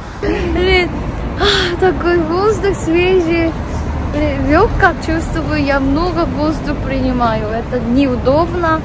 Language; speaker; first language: Russian; non-native, learner; Korean